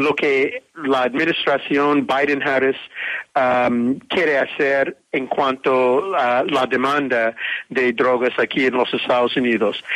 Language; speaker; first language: Spanish; non-native, fluent; English